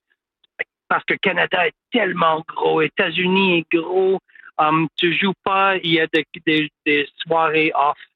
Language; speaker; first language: French; non-native, local second language; English